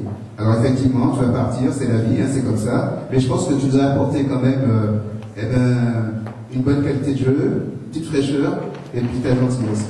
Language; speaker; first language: French; native; French